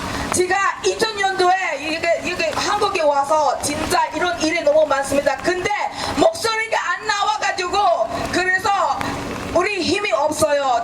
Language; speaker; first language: Korean; non-native, fluent; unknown